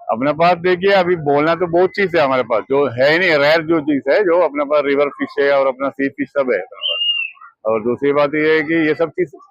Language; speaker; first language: Hindi; non-native, local second language; Marathi